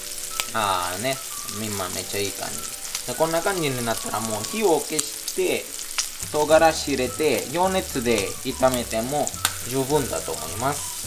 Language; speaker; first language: Japanese; non-native, fluent; Italian